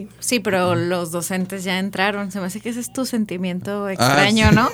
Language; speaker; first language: Spanish; native; Spanish